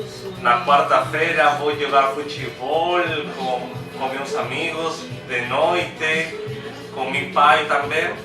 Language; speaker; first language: Portuguese; non-native, learner; Spanish